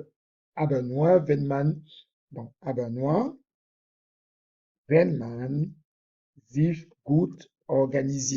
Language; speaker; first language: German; non-native, fluent; French